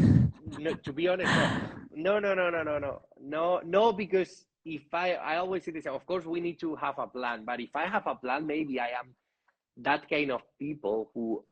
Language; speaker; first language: English; non-native, learner; Spanish